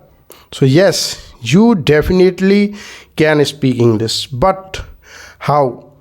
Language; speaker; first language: English; non-native, learner; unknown